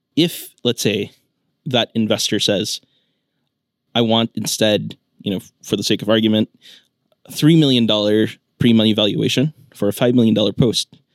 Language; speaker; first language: English; non-native, local second language; Filipino